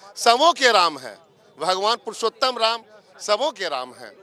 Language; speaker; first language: Hindi; native; Hindi